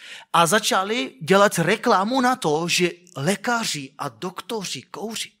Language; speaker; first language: Czech; non-native, fluent; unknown